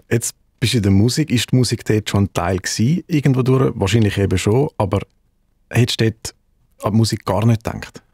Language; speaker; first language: German; native; German